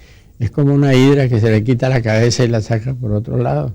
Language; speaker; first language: Spanish; native; Spanish